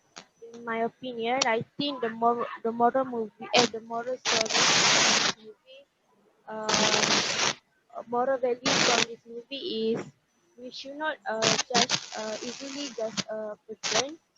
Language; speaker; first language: English; non-native, learner; Malay